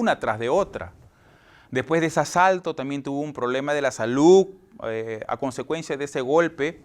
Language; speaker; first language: Spanish; native; Spanish